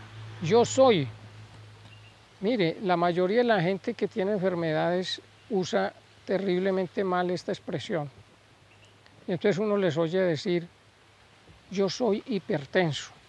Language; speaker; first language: Spanish; native; Spanish